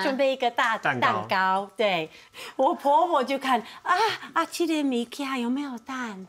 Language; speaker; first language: Chinese; non-native, fluent; English